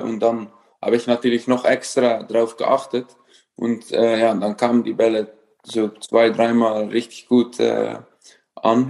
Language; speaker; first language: German; non-native, fluent; Dutch